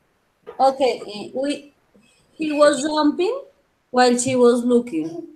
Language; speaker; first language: English; non-native, learner; Spanish